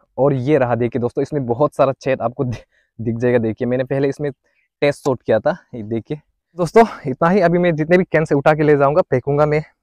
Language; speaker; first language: Hindi; non-native, local second language; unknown